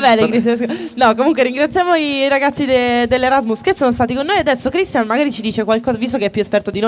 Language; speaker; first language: Italian; native; Italian